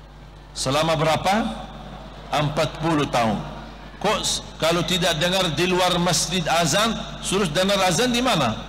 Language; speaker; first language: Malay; non-native, fluent; Arabic